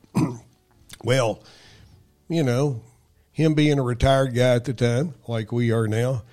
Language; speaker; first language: English; native; English